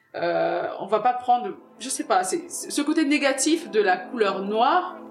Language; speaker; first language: French; early bilingual, other home language; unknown